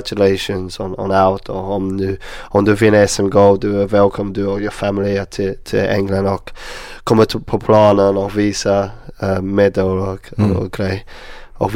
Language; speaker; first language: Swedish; non-native, learner; English